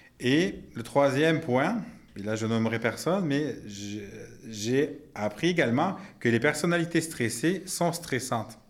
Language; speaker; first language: French; native; French